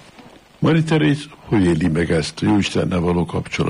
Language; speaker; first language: Hungarian; native; Hungarian